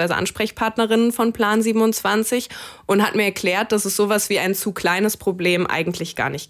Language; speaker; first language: German; native; German